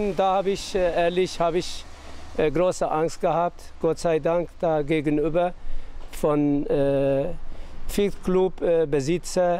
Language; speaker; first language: German; non-native, learner; Turkish